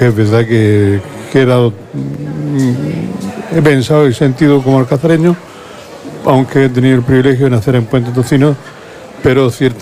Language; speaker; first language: Spanish; native; Spanish